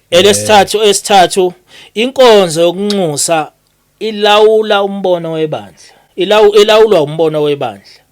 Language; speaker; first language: Zulu; native; Zulu